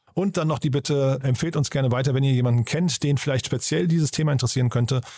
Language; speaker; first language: German; native; German